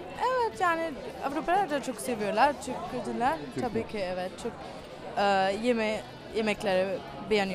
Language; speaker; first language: Turkish; non-native, learner; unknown